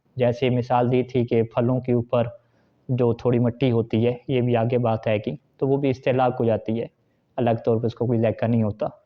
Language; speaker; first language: Urdu; non-native, local second language; Punjabi